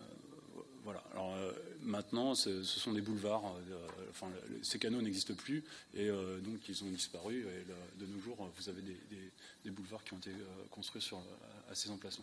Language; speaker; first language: French; native; French